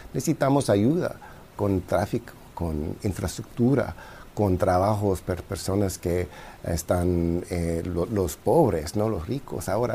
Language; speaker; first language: Spanish; non-native, fluent; English